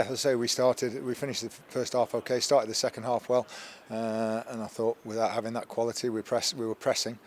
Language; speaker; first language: English; native; English